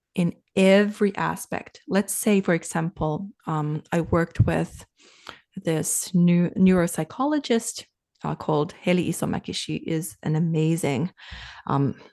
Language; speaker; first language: English; non-native, fluent; Finnish